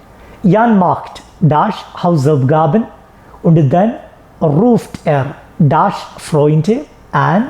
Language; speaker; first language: German; non-native, fluent; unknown